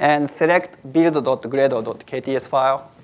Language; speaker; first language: English; non-native, fluent; Japanese